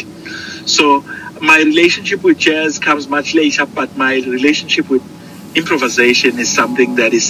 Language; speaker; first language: English; non-native, local second language; Zulu